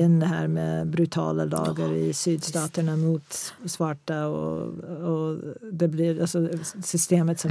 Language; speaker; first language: Swedish; non-native, fluent; English